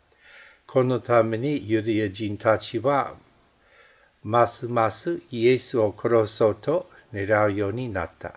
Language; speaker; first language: Japanese; non-native, fluent; English